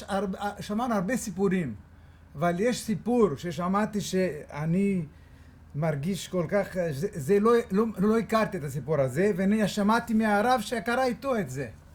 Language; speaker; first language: Hebrew; non-native, fluent; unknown